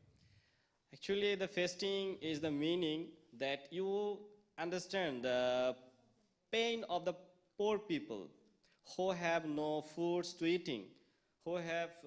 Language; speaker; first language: English; non-native, local second language; Bangla